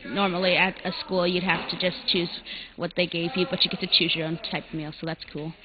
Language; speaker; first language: English; native; English